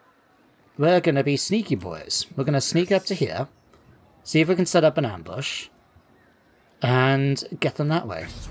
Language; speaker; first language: English; native; English